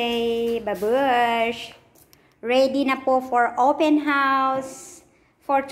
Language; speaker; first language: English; non-native, local second language; Filipino